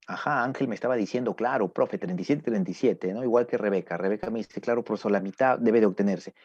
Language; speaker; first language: Spanish; native; Spanish